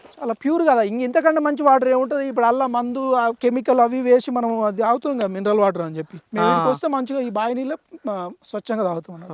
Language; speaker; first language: Telugu; native; Telugu